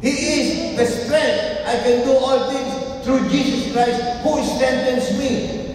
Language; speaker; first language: English; non-native, local second language; Filipino